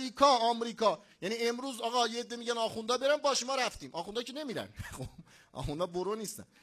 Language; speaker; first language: Persian; non-native, local second language; Azerbaijani